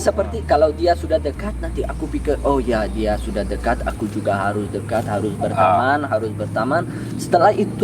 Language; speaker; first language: Indonesian; non-native, learner; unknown